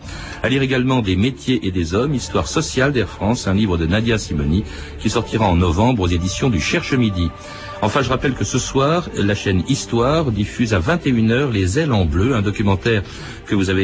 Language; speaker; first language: French; native; French